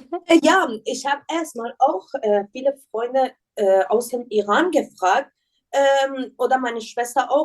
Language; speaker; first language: German; non-native, learner; Persian